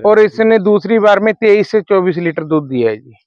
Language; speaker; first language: Hindi; native; Hindi